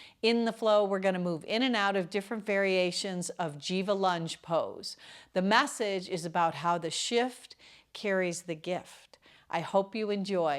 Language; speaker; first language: English; native; English